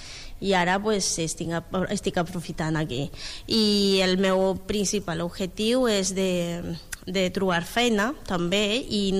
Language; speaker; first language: Catalan; non-native, learner; Spanish